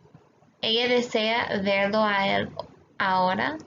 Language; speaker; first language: Spanish; non-native, fluent; English